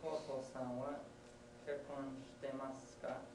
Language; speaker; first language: Japanese; non-native, learner; English